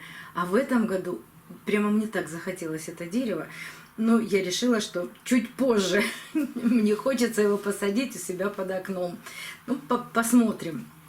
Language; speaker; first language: Russian; native; Russian